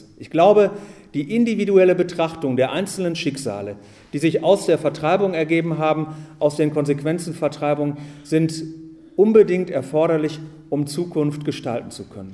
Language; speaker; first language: German; native; German